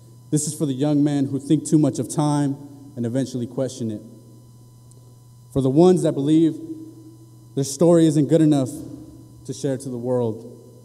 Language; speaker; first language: English; early bilingual, other home language; Spanish